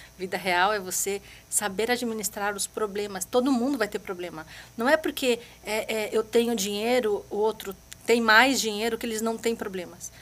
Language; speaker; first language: Portuguese; early bilingual, other home language; Arabic